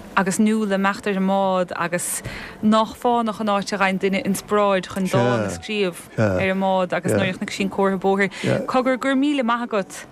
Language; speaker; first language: Irish; native; Irish